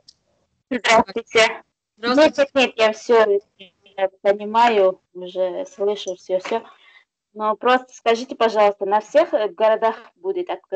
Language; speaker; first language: Russian; non-native, learner; Uzbek